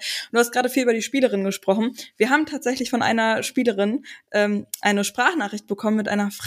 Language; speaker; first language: German; native; German